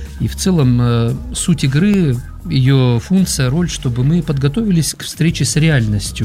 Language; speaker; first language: Russian; native; Russian